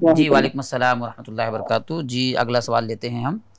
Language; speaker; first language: Hindi; native; Hindi